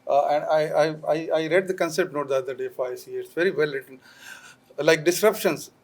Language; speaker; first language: English; non-native, local second language; Urdu